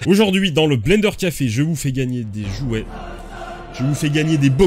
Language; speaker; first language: French; native; French